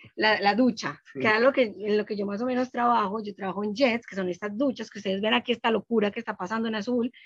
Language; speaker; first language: Spanish; native; Spanish